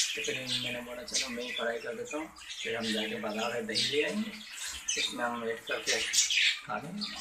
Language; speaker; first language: Urdu; native; Urdu